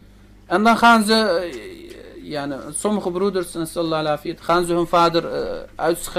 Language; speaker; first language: Dutch; early bilingual, other home language; Turkish